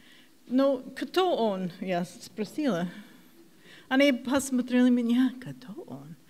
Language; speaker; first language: Russian; non-native, learner; English